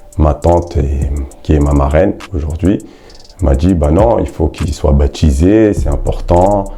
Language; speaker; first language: French; early bilingual, other home language; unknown